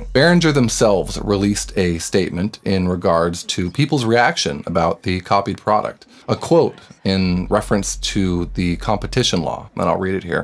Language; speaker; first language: English; native; English